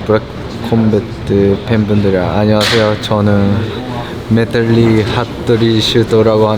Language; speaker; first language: Korean; non-native, learner; Japanese